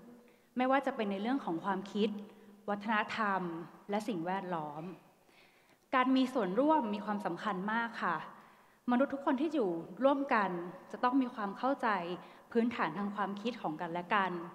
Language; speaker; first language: Thai; native; Thai